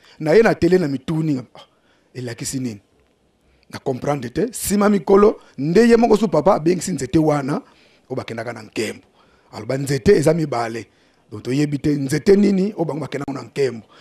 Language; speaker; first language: Lingala; non-native, local second language; Kongo